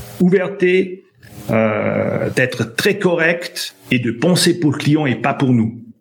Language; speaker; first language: French; native; French